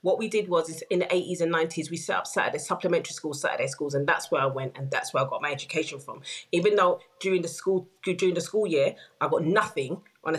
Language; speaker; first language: English; native; English